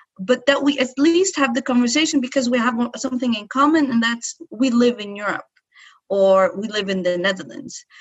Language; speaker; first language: English; non-native, fluent; Arabic